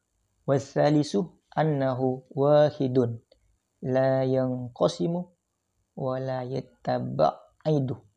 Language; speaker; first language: Arabic; non-native, fluent; Indonesian